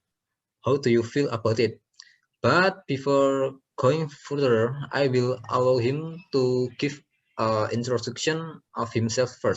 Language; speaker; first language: English; non-native, learner; Indonesian